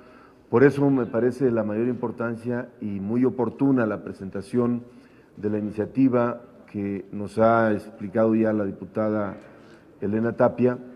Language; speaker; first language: Spanish; native; Spanish